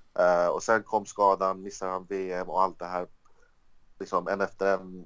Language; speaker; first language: Swedish; early bilingual, other home language; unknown